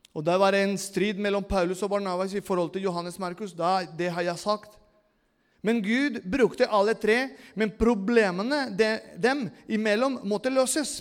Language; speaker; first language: Norwegian; non-native, fluent; Spanish